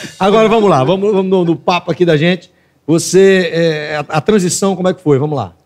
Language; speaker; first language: Portuguese; native; Portuguese